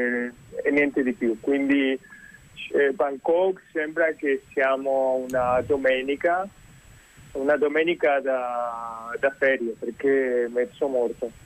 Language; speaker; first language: Italian; non-native, fluent; Spanish